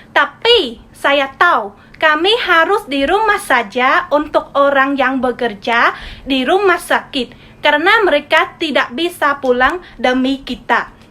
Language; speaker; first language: Indonesian; non-native, learner; Khmer